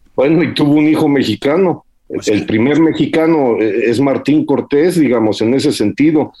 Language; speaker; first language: Spanish; early bilingual, heritage; Spanish